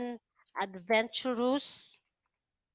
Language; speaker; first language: English; non-native, fluent; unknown